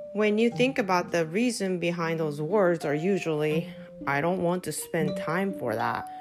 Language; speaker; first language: English; non-native, fluent; Japanese